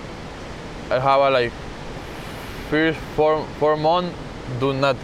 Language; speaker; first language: English; non-native, learner; Spanish